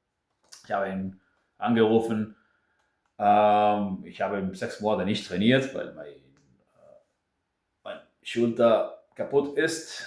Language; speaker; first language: German; non-native, fluent; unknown